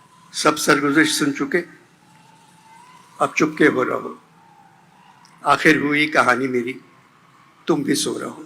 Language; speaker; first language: Urdu; native; Urdu